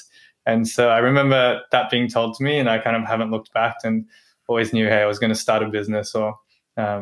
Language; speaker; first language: English; native; English